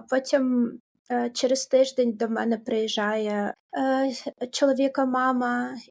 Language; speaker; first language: Ukrainian; non-native, local second language; Russian